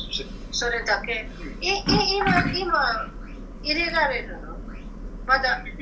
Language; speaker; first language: Japanese; non-native, learner; Filipino